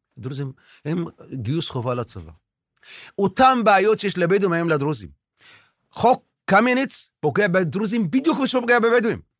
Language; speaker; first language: Hebrew; non-native, local second language; Arabic